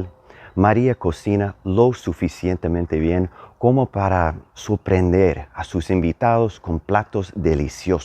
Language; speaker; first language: Spanish; non-native, fluent; English